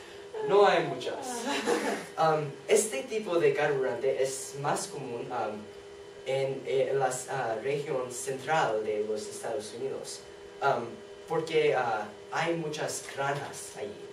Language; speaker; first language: Spanish; non-native, learner; English